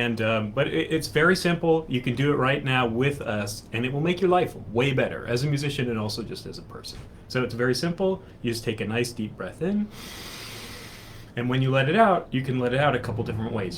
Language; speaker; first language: English; native; English